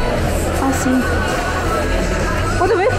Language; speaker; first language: Spanish; non-native, learner; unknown